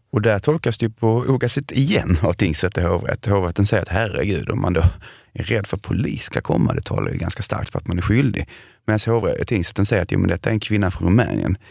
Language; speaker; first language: Swedish; native; Swedish